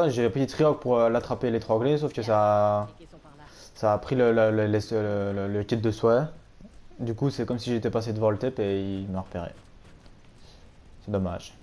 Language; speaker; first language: French; native; French